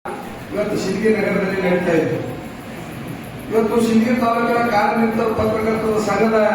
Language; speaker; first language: Kannada; native; Kannada